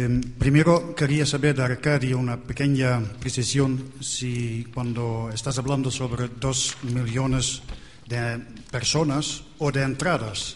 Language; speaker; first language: Spanish; non-native, fluent; Dutch